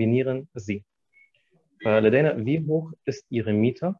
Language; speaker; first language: German; non-native, fluent; Arabic